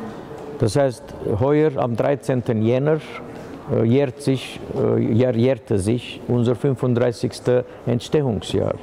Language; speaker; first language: German; non-native, fluent; Armenian